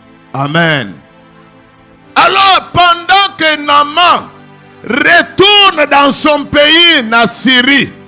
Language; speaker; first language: French; non-native, local second language; Lingala